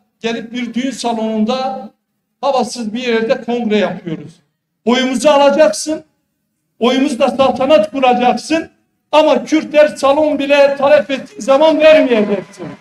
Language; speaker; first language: Turkish; non-native, local second language; Kurdish